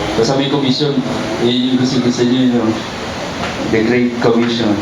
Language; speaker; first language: English; non-native, local second language; Filipino